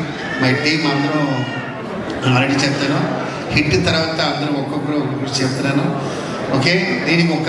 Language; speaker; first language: Telugu; non-native, fluent; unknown